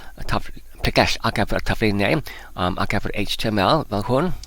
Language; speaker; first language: Welsh; non-native, learner; Polish